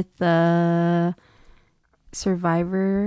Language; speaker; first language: English; native; English